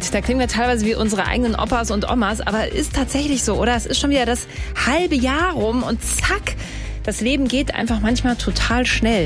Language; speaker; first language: German; native; German